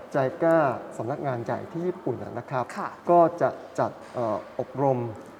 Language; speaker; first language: Thai; native; Thai